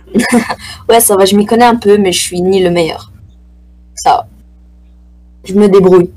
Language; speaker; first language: French; native; French